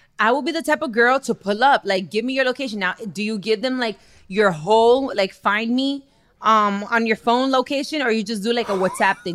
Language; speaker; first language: English; early bilingual, other home language; Spanish